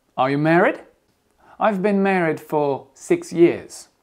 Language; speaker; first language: English; non-native, fluent; French